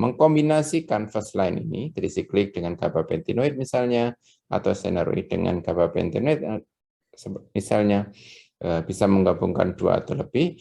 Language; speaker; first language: Indonesian; native; Indonesian